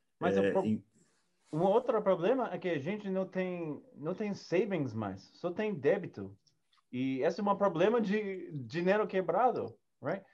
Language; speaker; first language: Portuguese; non-native, learner; English